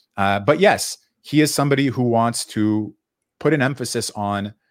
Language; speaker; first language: English; native; English